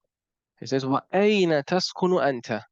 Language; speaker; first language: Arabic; non-native, fluent; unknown